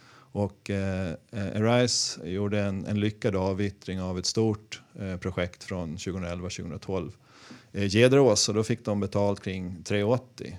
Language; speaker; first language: Swedish; native; Swedish